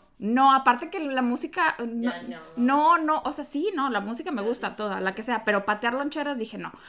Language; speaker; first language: Spanish; native; Spanish